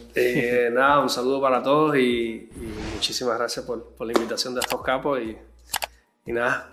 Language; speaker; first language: Spanish; native; Spanish